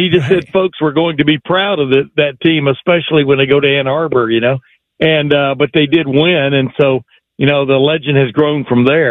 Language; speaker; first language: English; native; English